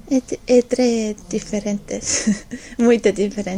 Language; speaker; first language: Portuguese; non-native, learner; Estonian